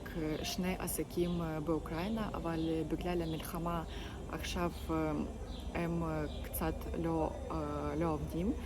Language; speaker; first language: Hebrew; non-native, learner; Ukrainian